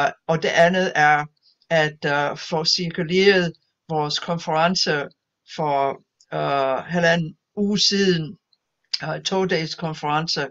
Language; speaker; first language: Danish; non-native, fluent; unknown